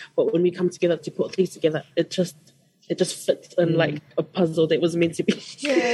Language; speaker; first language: English; non-native, fluent; Tongan